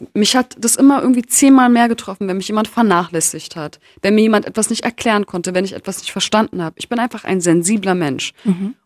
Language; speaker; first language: German; native; German